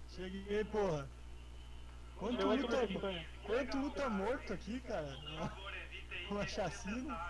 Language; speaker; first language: Portuguese; native; Portuguese